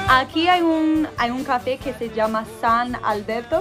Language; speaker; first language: Spanish; non-native, fluent; English